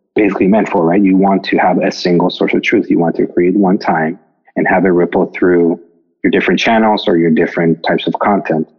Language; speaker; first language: English; non-native, fluent; Spanish